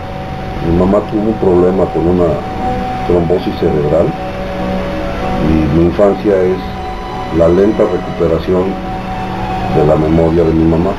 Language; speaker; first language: Spanish; native; Spanish